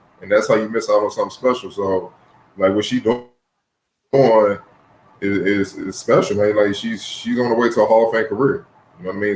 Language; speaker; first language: English; native; English